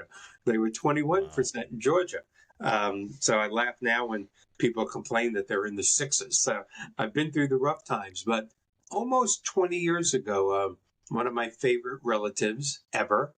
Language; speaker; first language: English; native; English